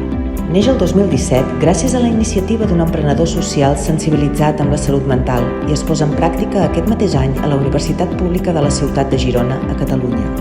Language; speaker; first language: Catalan; native; Catalan